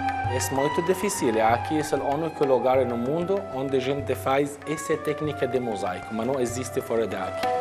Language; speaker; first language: Portuguese; non-native, learner; Arabic